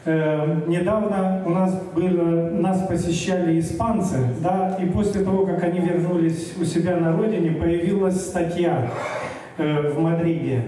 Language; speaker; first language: Russian; non-native, local second language; Romanian